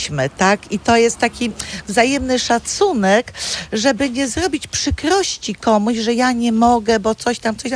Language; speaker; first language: Polish; non-native, local second language; Kashubian